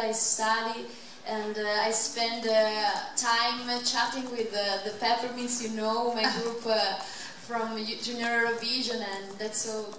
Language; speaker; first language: English; non-native, local second language; Italian